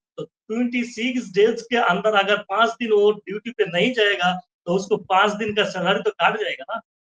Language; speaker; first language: Hindi; non-native, fluent; Bangla